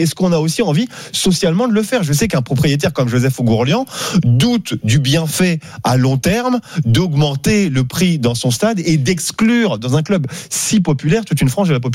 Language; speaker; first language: French; native; French